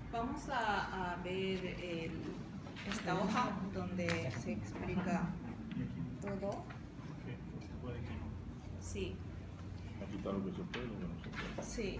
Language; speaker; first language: Spanish; non-native, fluent; Japanese